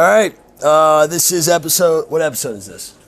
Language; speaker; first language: English; native; English